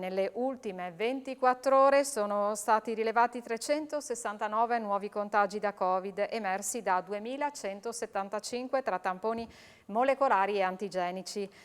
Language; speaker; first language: Italian; native; Italian